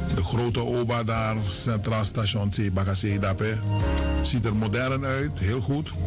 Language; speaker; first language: Dutch; native; Dutch